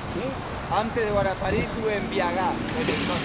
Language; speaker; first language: Portuguese; non-native, learner; Spanish